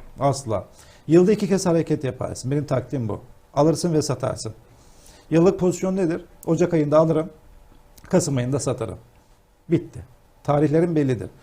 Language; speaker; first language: Turkish; native; Turkish